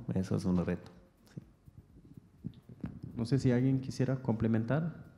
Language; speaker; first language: Spanish; non-native, fluent; German